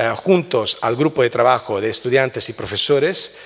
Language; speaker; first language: Spanish; non-native, fluent; Italian